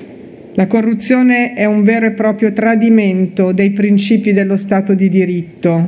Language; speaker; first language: Italian; native; Italian